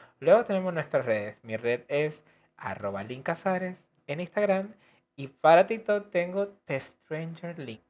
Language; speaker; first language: Spanish; native; Spanish